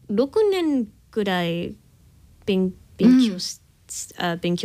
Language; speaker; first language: Japanese; non-native, learner; English